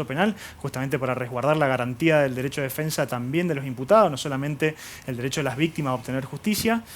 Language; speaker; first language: Spanish; native; Spanish